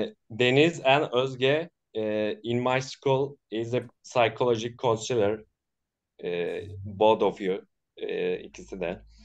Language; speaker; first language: English; non-native, learner; Turkish